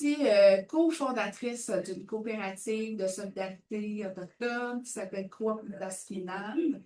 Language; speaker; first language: French; non-native, local second language; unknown